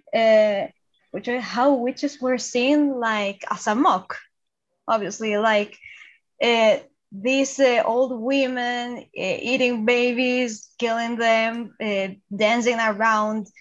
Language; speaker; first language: English; non-native, fluent; Spanish